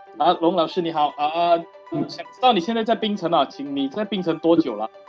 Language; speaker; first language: Chinese; native; Chinese